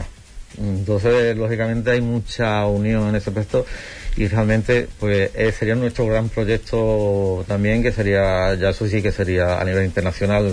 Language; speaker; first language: Spanish; native; Spanish